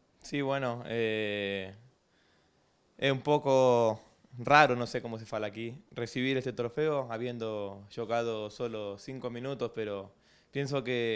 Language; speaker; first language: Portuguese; non-native, learner; Spanish